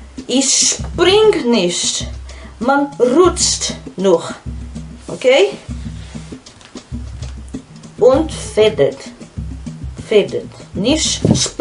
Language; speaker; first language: German; non-native, fluent; Portuguese